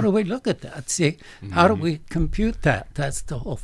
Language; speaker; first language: English; native; English